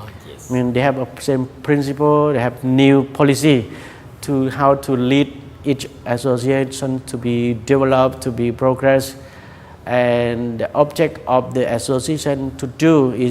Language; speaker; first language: English; non-native, learner; Khmer